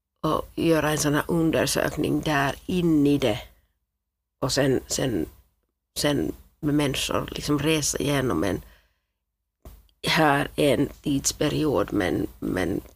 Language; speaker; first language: Swedish; non-native, local second language; Finnish